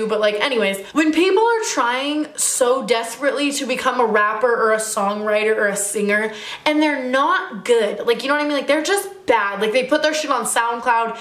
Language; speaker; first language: English; native; English